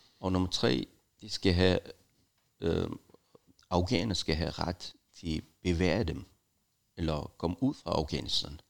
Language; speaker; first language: Danish; non-native, fluent; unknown